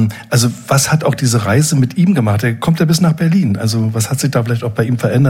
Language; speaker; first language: German; native; German